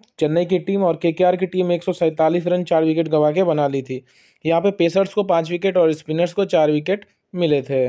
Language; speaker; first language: Hindi; native; Hindi